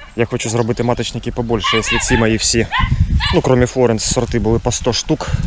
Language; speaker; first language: Ukrainian; native; Ukrainian